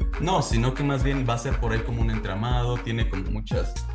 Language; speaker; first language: Spanish; native; Spanish